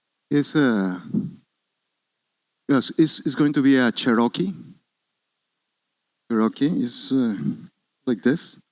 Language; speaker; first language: English; non-native, learner; Spanish